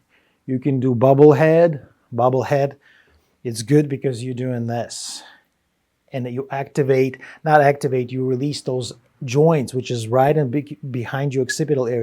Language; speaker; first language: English; non-native, fluent; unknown